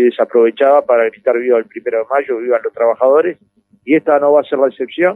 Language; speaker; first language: Spanish; native; Spanish